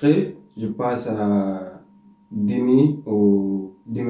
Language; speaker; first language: French; non-native, learner; Arabic